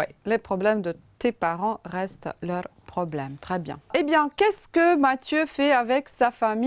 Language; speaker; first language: French; non-native, fluent; Romanian